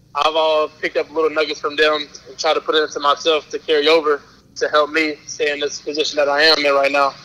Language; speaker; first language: English; native; English